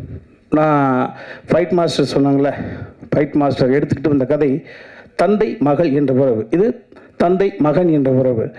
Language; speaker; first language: Tamil; native; Tamil